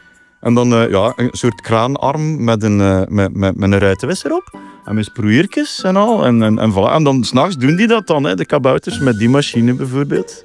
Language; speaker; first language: Dutch; native; Dutch